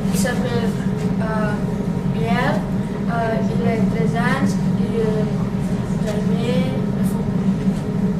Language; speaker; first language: French; non-native, learner; Catalan